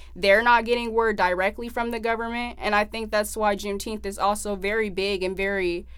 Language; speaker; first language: English; native; English